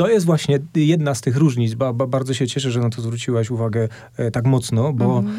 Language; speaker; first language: Polish; native; Polish